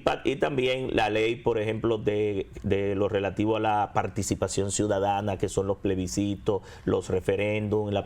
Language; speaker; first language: Spanish; native; Spanish